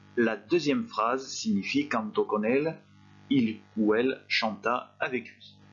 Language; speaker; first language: French; native; French